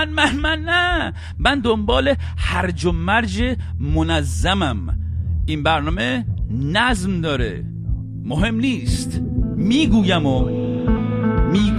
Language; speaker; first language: Persian; native; Persian